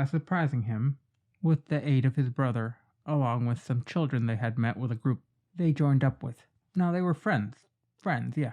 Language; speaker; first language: English; native; English